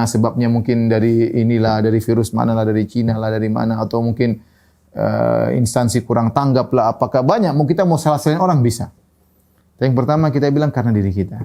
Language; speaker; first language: Indonesian; native; Indonesian